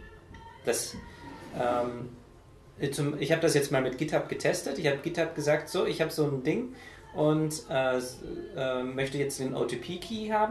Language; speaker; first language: German; native; German